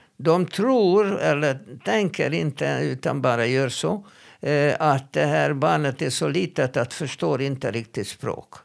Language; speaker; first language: Swedish; non-native, fluent; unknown